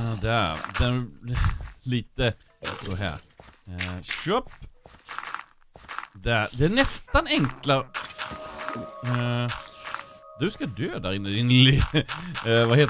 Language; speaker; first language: Swedish; native; Swedish